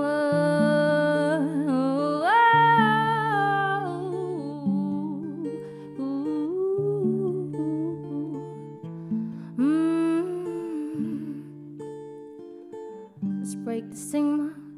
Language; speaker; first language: English; non-native, local second language; Cebuano